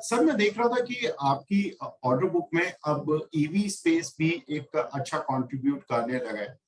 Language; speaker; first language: Hindi; native; Hindi